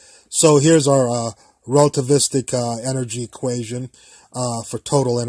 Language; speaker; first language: English; native; English